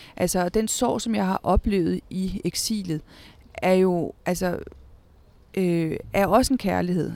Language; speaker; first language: Danish; early bilingual, other home language; Spanish